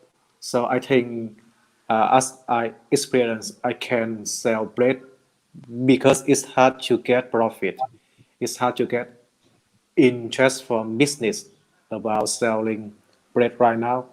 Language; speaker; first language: English; non-native, learner; Vietnamese